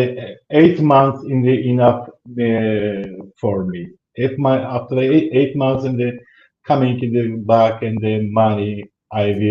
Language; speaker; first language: English; non-native, learner; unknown